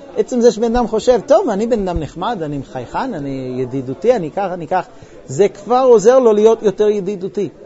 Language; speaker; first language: Hebrew; non-native, fluent; English